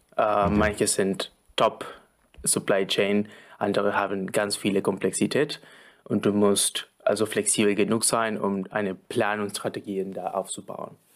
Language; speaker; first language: German; non-native, fluent; Spanish